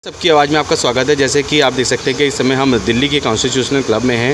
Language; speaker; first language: Hindi; native; Hindi